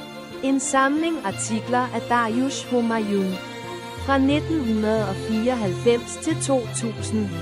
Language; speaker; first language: Danish; non-native, fluent; Persian